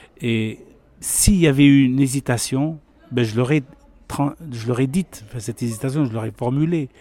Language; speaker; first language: French; non-native, local second language; Arabic